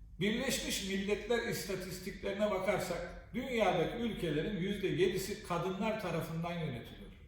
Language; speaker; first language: Turkish; native; Turkish